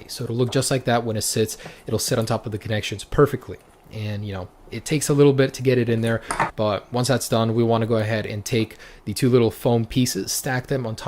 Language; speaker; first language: English; native; English